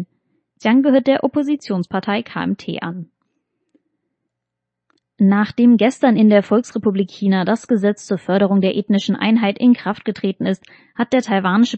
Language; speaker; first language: German; native; German